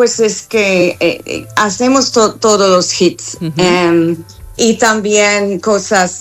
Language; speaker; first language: Spanish; non-native, fluent; English